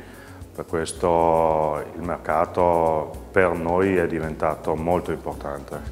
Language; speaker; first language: Italian; non-native, local second language; German